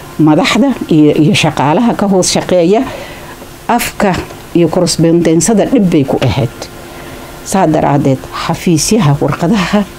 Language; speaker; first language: Somali; native; Somali